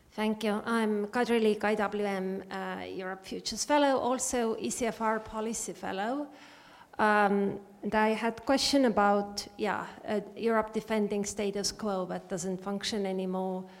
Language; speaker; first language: English; non-native, fluent; Estonian